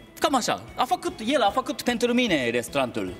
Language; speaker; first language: Romanian; non-native, learner; Japanese